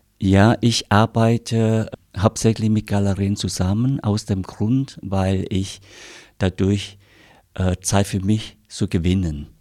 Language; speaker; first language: German; non-native, fluent; Vietnamese